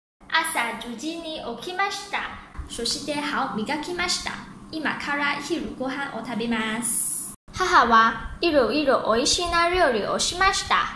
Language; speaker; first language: Japanese; non-native, learner; Chinese